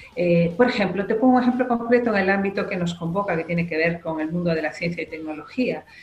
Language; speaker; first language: Spanish; native; Spanish